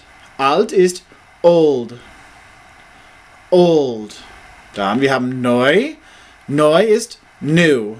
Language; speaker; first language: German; non-native, learner; English